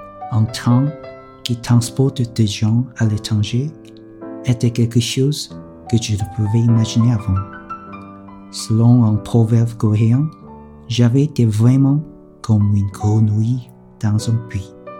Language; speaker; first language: French; non-native, fluent; Korean